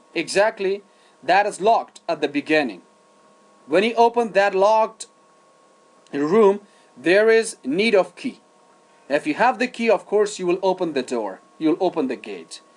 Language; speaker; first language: English; non-native, fluent; Persian